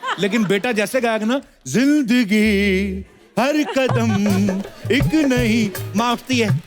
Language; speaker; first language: Hindi; non-native, local second language; Punjabi